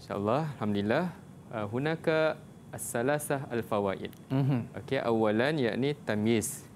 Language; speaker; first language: Arabic; non-native, fluent; Malay